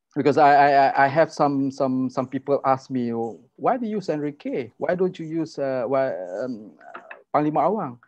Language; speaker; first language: English; non-native, local second language; Malay